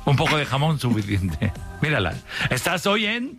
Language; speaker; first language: Spanish; native; Spanish